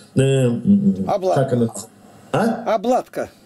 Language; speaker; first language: Russian; native; Russian